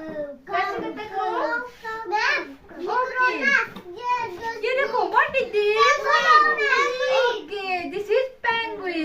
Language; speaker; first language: Hindi; native; Hindi